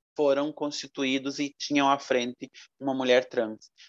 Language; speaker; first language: Portuguese; native; Portuguese